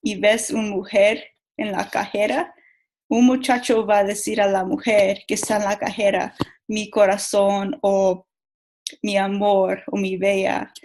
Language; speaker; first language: Spanish; non-native, learner; English